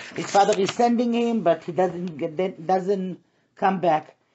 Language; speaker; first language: English; non-native, fluent; Hebrew